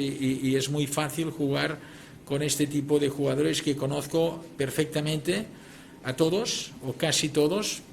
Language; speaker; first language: Spanish; non-native, local second language; Catalan